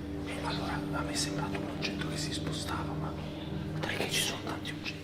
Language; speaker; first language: Italian; native; Italian